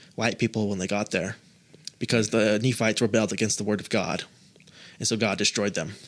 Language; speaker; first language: English; native; English